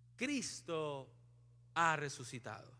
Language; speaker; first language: Spanish; native; Spanish